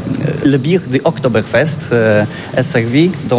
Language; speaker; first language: French; non-native, learner; Polish